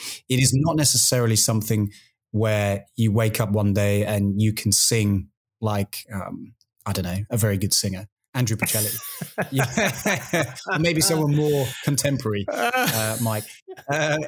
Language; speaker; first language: English; native; English